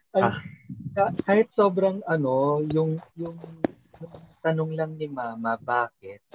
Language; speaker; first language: Filipino; non-native, local second language; Bikol